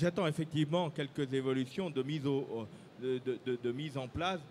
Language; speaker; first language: French; native; French